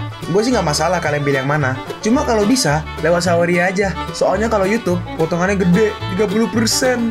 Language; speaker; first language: Indonesian; native; Indonesian